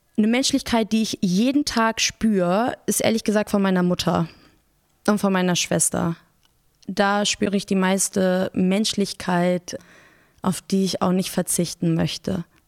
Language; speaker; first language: German; early bilingual, other home language; Persian